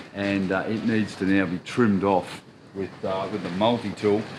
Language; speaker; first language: English; native; English